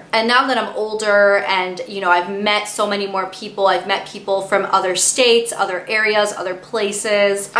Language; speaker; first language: English; native; English